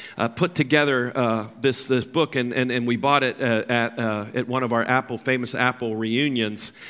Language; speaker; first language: English; native; English